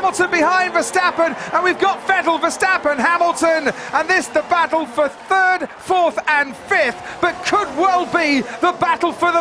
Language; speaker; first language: English; native; English